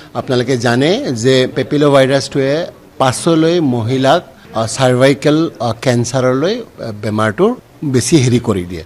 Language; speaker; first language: Assamese; non-native, local second language; Karbi